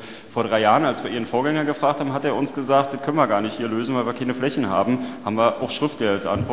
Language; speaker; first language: German; native; German